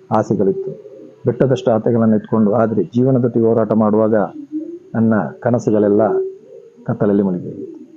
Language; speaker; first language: Kannada; non-native, local second language; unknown